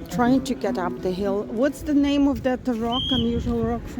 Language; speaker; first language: English; non-native, fluent; Ukrainian